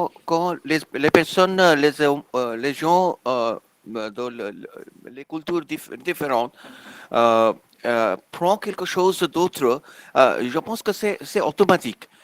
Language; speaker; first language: French; non-native, fluent; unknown